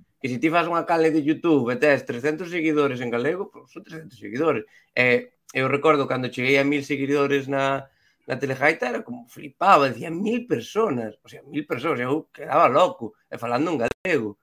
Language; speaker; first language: Galician; non-native, local second language; Spanish